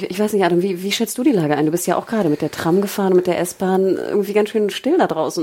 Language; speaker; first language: German; native; German